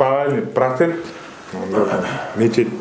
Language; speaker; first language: Russian; non-native, learner; Kyrgyz